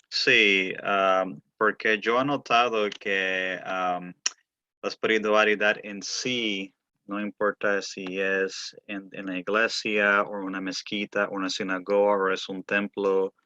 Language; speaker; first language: Spanish; early bilingual, heritage; Spanish